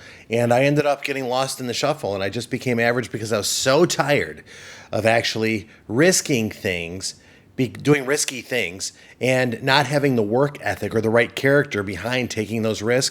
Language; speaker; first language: English; native; English